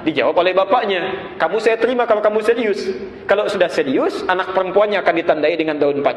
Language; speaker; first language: Indonesian; native; Indonesian